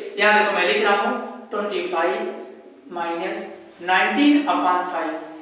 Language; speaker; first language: Hindi; native; Hindi